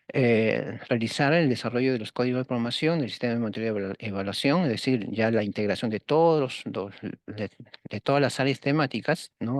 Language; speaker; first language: Spanish; native; Spanish